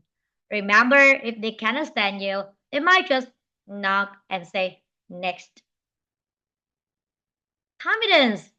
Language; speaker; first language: English; non-native, fluent; Vietnamese